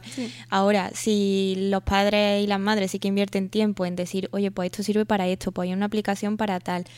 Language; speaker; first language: Spanish; native; Spanish